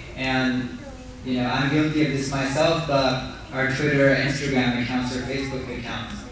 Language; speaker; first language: English; native; English